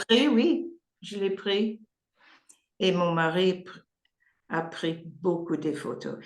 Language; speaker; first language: French; non-native, learner; English